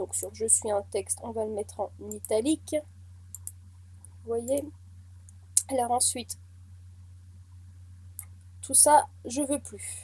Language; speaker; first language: French; native; French